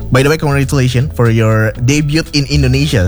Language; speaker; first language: English; non-native, fluent; Indonesian